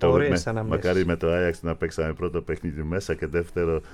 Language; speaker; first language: Greek; non-native, fluent; Polish